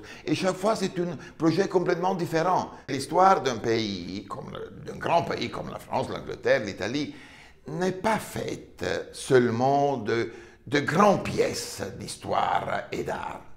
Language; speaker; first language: French; non-native, fluent; Italian